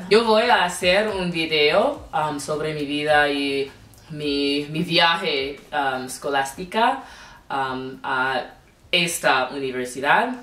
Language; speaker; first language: Spanish; non-native, learner; English